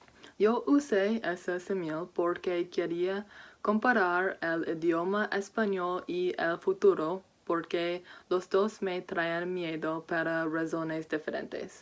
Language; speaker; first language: Spanish; non-native, learner; English